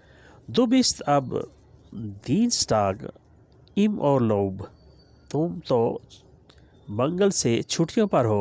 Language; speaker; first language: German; non-native, learner; Urdu